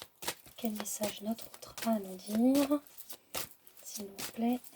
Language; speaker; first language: French; native; French